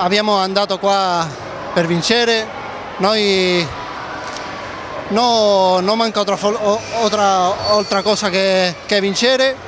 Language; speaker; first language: Italian; non-native, learner; Spanish